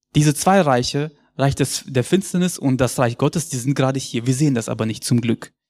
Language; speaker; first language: German; early bilingual, other home language; Russian